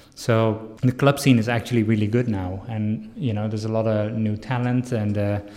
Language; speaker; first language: English; non-native, fluent; Dutch